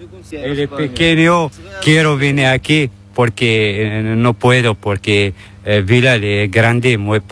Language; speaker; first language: Spanish; non-native, learner; Arabic